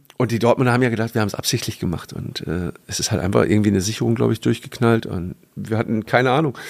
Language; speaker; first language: German; native; German